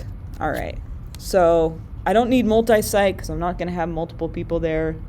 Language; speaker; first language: English; native; English